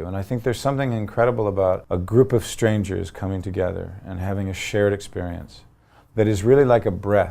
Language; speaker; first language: English; native; English